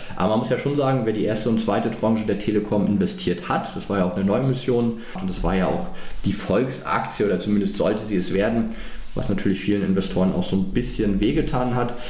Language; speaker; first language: German; native; German